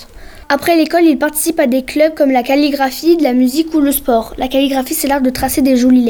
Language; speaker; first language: French; native; French